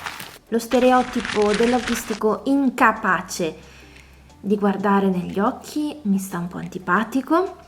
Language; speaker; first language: Italian; native; Italian